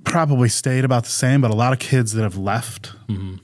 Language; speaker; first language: English; native; English